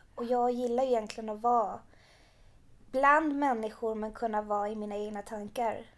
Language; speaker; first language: Swedish; early bilingual, other home language; Persian